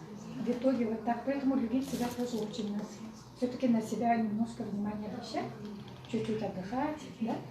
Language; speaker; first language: Russian; native; Russian